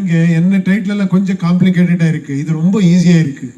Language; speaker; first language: Tamil; non-native, learner; Kannada